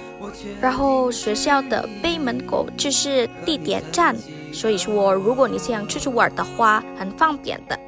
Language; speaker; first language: Chinese; non-native, learner; Indonesian